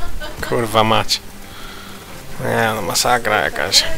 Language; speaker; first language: Polish; native; Polish